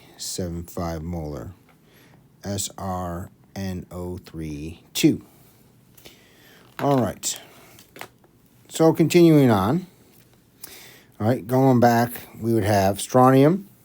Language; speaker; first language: English; native; English